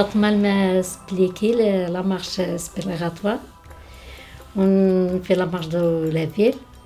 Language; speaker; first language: French; non-native, learner; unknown